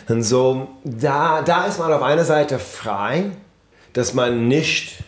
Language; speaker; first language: German; non-native, fluent; English